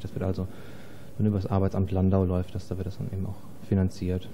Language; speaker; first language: German; native; German